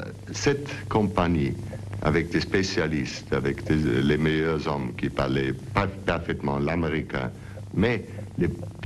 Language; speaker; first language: French; non-native, learner; German